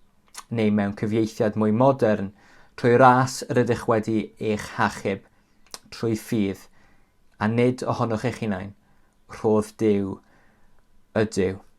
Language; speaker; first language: Welsh; native; Welsh